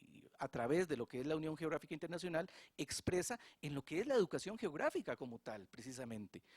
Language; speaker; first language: Spanish; native; Spanish